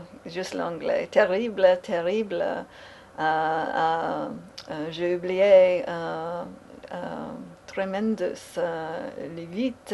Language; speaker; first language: French; non-native, learner; English